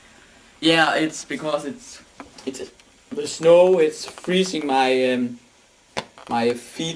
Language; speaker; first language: English; non-native, learner; Danish